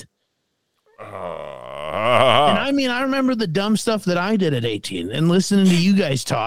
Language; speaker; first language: English; native; English